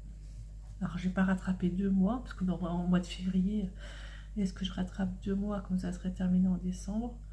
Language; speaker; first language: French; native; French